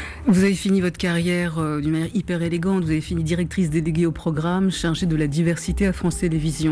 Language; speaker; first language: French; native; French